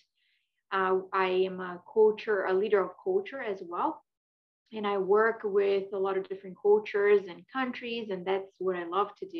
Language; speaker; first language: English; non-native, fluent; Portuguese